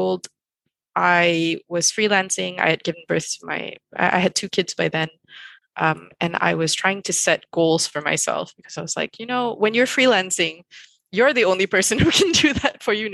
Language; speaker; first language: English; non-native, local second language; Malay